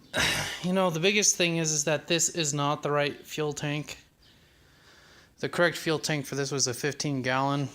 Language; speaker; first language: English; native; English